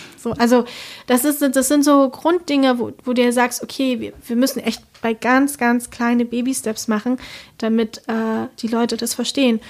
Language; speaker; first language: German; early bilingual, other home language; Spanish